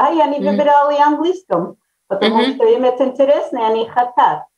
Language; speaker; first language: Russian; early bilingual, heritage; Russian